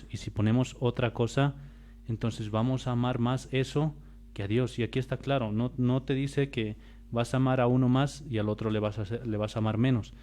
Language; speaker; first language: Spanish; native; Spanish